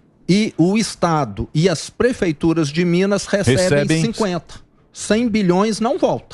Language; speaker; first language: Portuguese; native; Portuguese